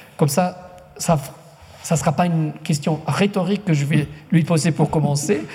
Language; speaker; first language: French; non-native, local second language; Italian